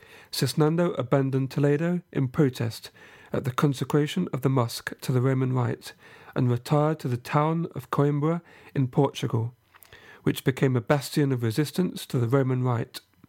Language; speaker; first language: English; native; English